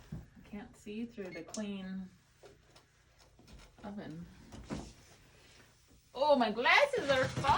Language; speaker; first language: English; native; English